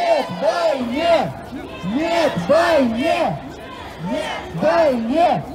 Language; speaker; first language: Russian; native; Russian